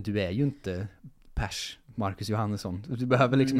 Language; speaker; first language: Swedish; native; Swedish